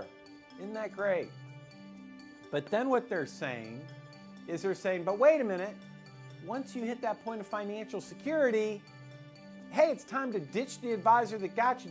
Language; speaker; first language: English; native; English